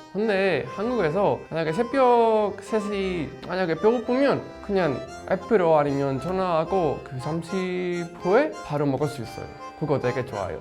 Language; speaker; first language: Korean; non-native, learner; Spanish